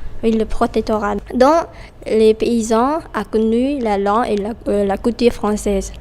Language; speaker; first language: French; non-native, fluent; Khmer